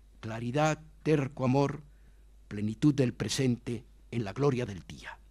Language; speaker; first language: Spanish; native; Spanish